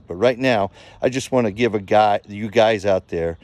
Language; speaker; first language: English; native; English